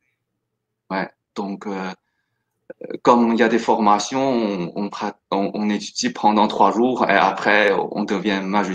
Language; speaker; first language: French; non-native, fluent; Chinese